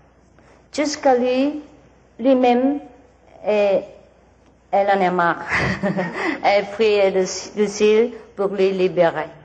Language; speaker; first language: French; non-native, learner; Vietnamese